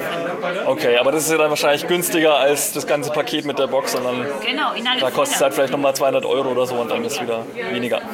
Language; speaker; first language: German; native; German